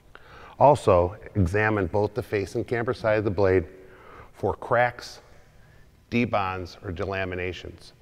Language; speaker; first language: English; native; English